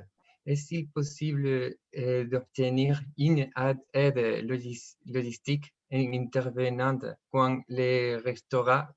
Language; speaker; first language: French; non-native, fluent; Spanish